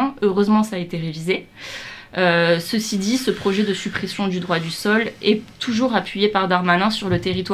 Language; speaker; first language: French; native; French